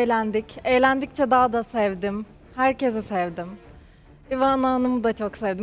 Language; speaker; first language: Turkish; native; Turkish